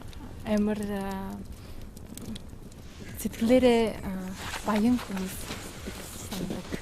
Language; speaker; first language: Mongolian; non-native, learner; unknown